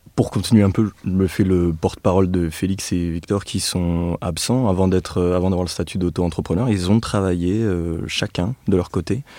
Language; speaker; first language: French; native; French